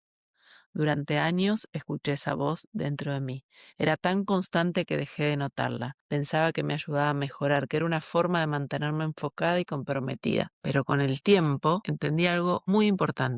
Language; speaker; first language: Spanish; native; Spanish